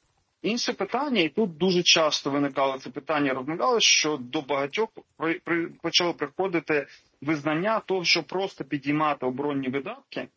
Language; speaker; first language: Ukrainian; native; Ukrainian